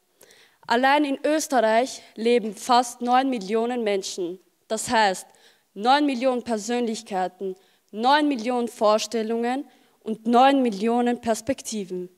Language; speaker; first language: German; early bilingual, other home language; Albanian